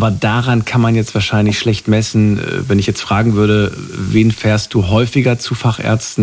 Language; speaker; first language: German; native; German